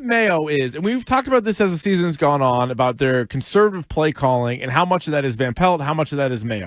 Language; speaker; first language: English; native; English